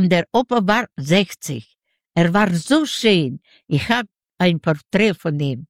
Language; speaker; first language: German; non-native, learner; Yiddish